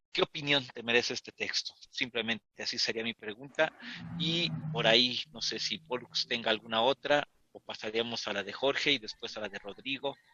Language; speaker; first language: Spanish; native; Spanish